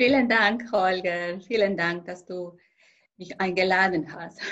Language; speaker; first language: German; non-native, fluent; Spanish